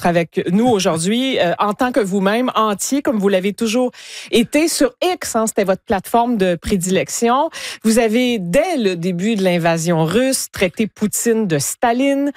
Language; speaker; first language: French; native; French